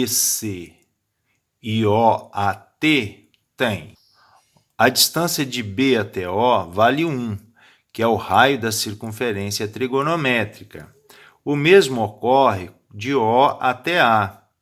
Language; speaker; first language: Portuguese; native; Portuguese